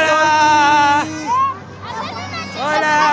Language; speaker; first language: Spanish; non-native, learner; Filipino